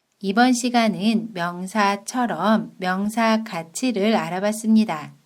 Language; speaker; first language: Korean; native; Korean